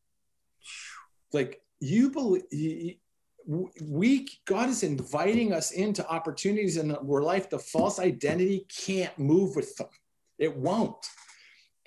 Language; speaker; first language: English; native; English